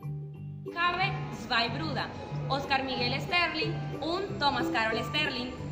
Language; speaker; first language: German; non-native, learner; Spanish